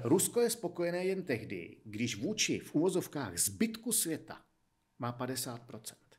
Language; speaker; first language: Czech; native; Czech